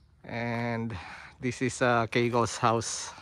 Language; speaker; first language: English; non-native, local second language; Filipino